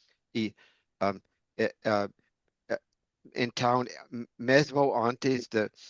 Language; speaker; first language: Portuguese; non-native, fluent; English